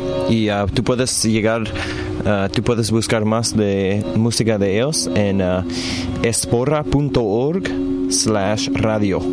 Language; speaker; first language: Spanish; non-native, learner; English